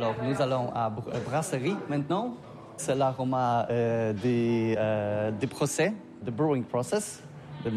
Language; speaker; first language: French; non-native, learner; Polish